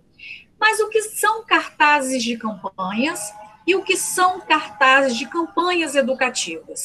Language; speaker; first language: Portuguese; native; Portuguese